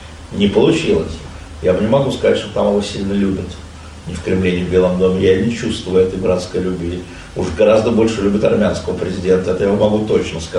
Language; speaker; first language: Russian; native; Russian